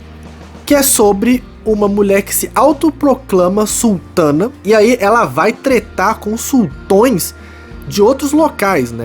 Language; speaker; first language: Portuguese; native; Portuguese